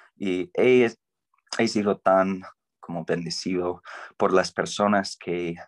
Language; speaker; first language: Spanish; non-native, fluent; English